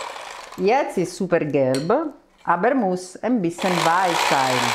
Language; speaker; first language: German; non-native, fluent; Italian